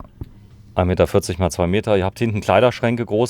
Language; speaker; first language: German; native; German